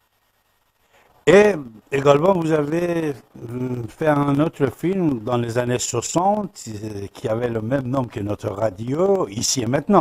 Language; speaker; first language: French; non-native, fluent; Persian